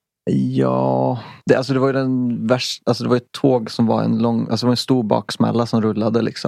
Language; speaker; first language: Swedish; native; Swedish